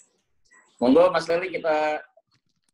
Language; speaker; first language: Indonesian; native; Indonesian